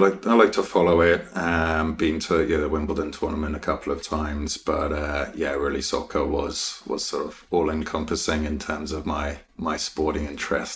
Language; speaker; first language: English; native; English